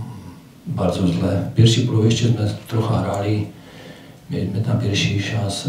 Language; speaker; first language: Polish; non-native, learner; Czech